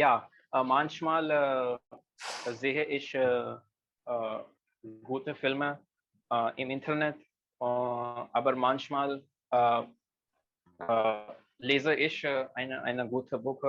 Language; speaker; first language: German; non-native, learner; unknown